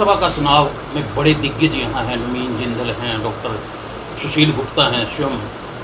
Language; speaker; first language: Hindi; native; Hindi